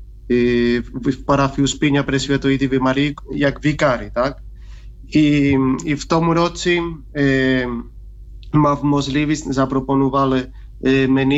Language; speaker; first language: Ukrainian; non-native, fluent; Spanish